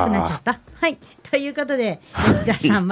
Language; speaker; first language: Japanese; native; Japanese